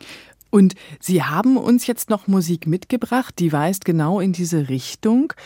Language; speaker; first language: German; native; German